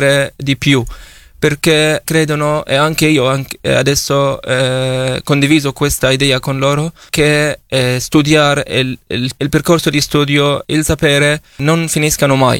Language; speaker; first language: Italian; non-native, fluent; Arabic